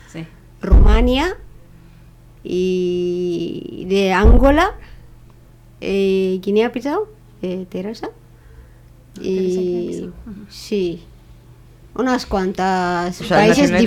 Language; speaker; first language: Spanish; non-native, learner; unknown